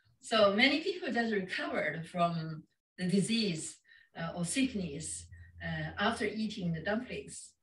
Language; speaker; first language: English; non-native, fluent; Chinese